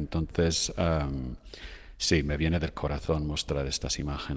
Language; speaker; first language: Spanish; non-native, fluent; English